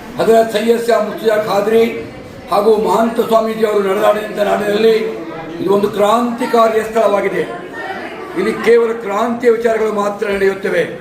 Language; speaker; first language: Kannada; non-native, local second language; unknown